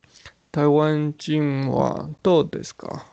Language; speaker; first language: Japanese; non-native, learner; Chinese